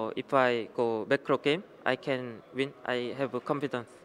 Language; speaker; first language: English; non-native, learner; Korean